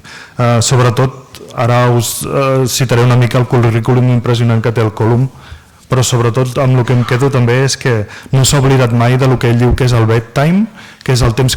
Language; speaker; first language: Catalan; native; Catalan